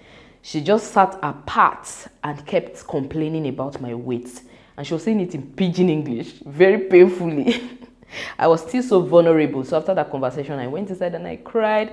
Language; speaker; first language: English; non-native, local second language; Yoruba